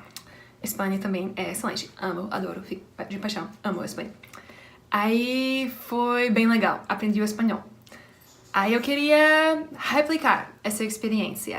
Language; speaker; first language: Portuguese; non-native, fluent; English